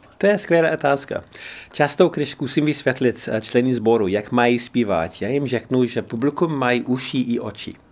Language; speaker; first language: Czech; non-native, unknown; English